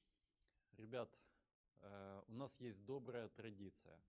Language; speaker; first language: Russian; native; Russian